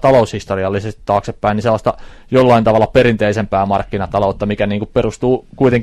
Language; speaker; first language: Finnish; native; Finnish